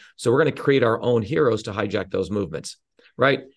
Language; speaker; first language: English; early bilingual, other home language; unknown